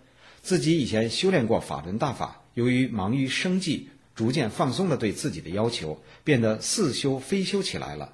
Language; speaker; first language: Chinese; native; Chinese